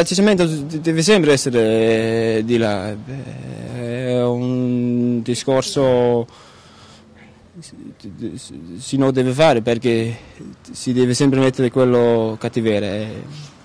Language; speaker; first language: Italian; non-native, learner; Danish